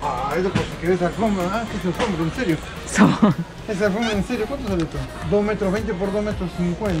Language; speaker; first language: Spanish; native; Spanish